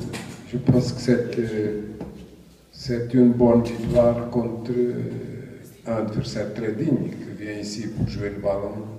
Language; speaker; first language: French; non-native, fluent; Portuguese